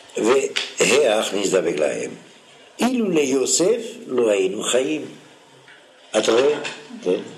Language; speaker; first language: Hebrew; non-native, fluent; French